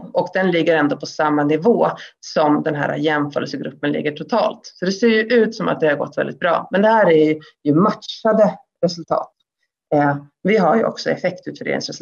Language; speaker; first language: Swedish; native; Swedish